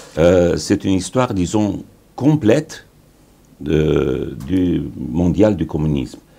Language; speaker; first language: French; non-native, fluent; Romanian